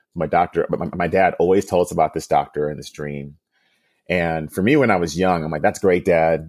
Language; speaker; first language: English; early bilingual, other home language; Yoruba